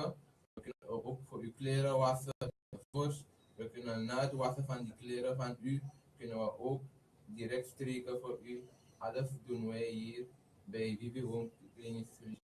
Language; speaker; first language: Dutch; non-native, learner; Haitian Creole